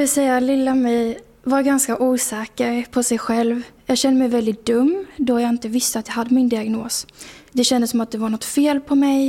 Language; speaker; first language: Swedish; native; Swedish